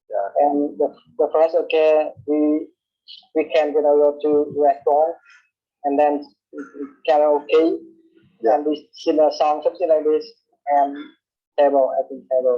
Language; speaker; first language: English; non-native, learner; Vietnamese